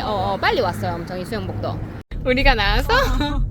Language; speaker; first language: Korean; native; Korean